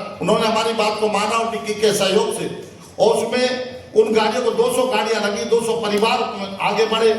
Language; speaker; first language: Hindi; native; Hindi